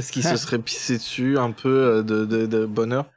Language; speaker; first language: French; native; French